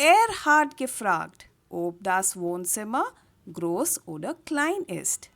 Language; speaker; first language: German; non-native, fluent; Hindi